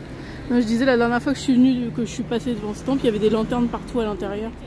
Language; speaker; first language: French; native; French